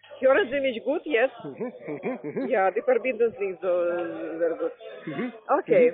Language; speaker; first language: German; non-native, fluent; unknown